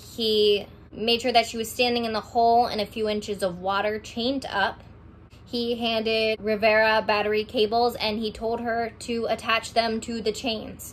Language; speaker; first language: English; native; English